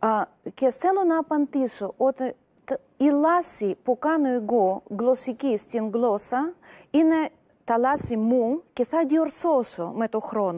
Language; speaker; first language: Greek; non-native, learner; Russian